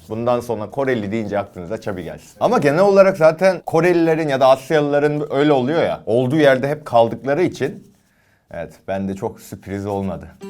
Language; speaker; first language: Turkish; non-native, fluent; Korean